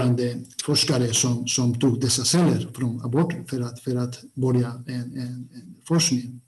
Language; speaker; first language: Swedish; non-native, fluent; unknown